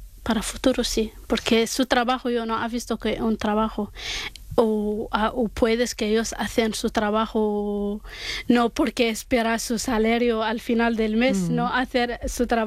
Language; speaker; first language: Spanish; non-native, learner; Arabic